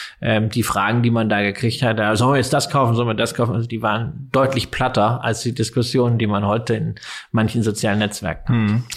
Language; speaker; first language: German; native; German